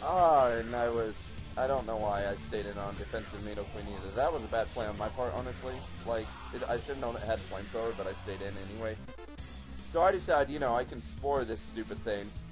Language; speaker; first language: English; native; English